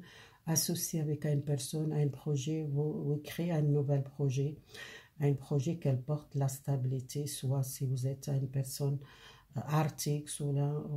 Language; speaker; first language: French; non-native, learner; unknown